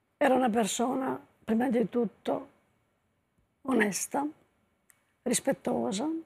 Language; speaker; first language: Italian; native; Italian